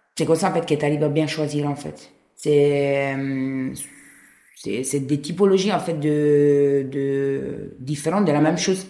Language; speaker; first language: French; non-native, fluent; Italian